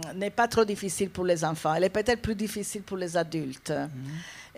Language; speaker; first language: French; non-native, fluent; Italian